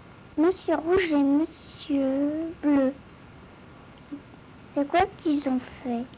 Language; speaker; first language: French; early bilingual, other home language; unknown